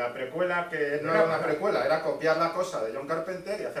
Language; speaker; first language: Spanish; native; Spanish